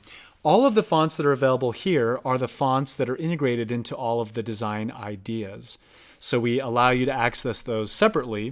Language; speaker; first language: English; native; English